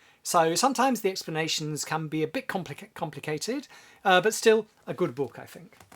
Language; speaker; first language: English; native; English